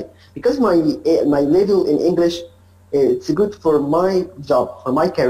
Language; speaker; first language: English; non-native, learner; Arabic